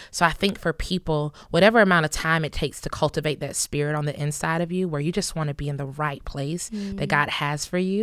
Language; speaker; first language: English; native; English